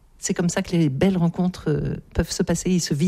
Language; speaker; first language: French; native; French